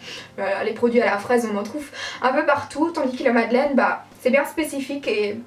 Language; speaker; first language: French; native; French